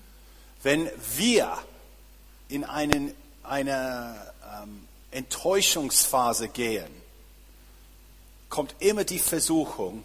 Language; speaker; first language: German; non-native, fluent; English